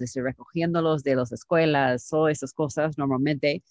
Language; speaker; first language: Spanish; non-native, fluent; English